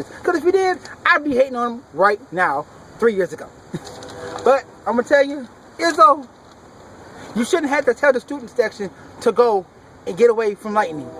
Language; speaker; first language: English; native; English